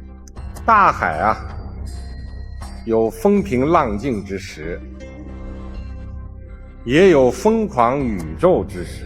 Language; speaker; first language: Chinese; native; Chinese